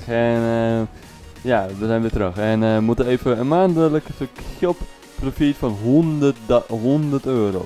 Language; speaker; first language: Dutch; native; Dutch